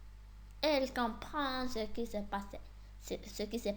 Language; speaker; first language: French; non-native, local second language; Arabic